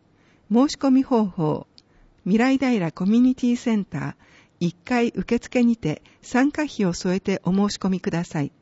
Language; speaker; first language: Japanese; native; Japanese